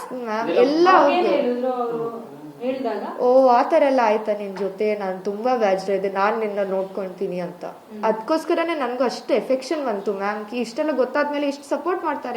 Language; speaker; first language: Kannada; non-native, local second language; Kodava